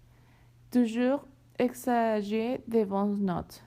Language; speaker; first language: French; non-native, learner; Spanish